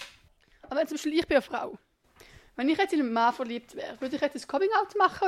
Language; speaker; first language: German; native; German